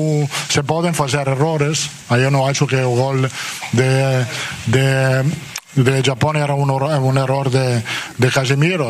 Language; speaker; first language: Portuguese; non-native, fluent; Italian